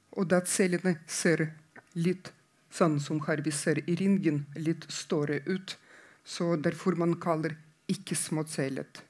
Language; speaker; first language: Norwegian; non-native, fluent; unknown